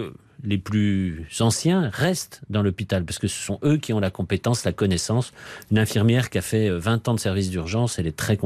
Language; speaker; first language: French; native; French